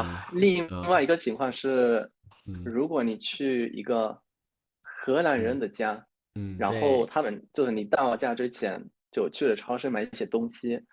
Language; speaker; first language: Chinese; non-native, fluent; Spanish